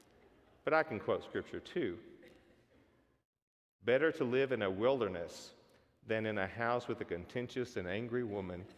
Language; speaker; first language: English; native; English